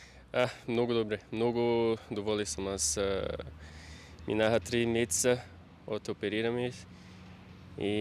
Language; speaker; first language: Bulgarian; non-native, learner; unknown